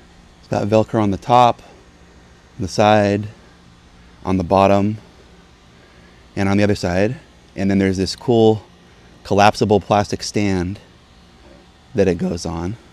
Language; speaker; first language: English; native; English